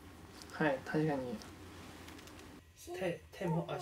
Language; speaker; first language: Japanese; non-native, fluent; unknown